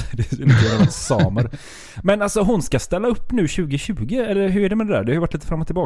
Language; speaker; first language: Swedish; native; Swedish